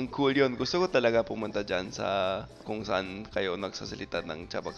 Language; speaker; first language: Filipino; non-native, fluent; English